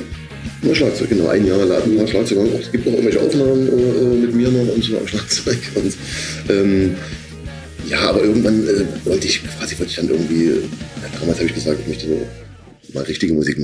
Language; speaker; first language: German; native; German